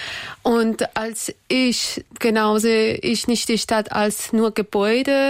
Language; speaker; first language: German; non-native, learner; Persian